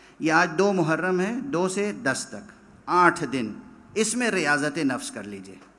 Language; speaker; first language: Urdu; native; Urdu